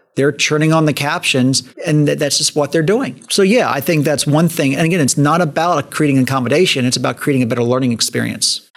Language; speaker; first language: English; native; English